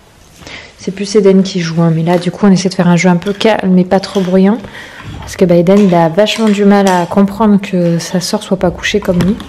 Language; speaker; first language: French; native; French